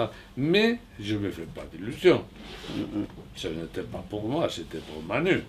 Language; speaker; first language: French; non-native, fluent; Spanish